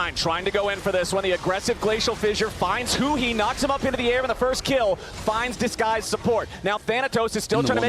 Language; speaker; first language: English; native; English